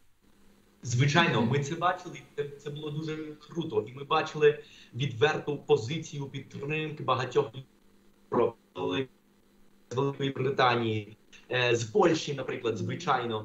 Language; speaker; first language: Ukrainian; non-native, fluent; Spanish